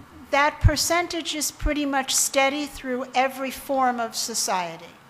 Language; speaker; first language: English; native; English